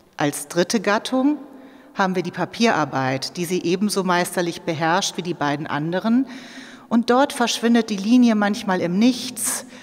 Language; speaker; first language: German; native; German